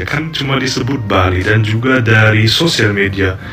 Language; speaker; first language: Indonesian; non-native, fluent; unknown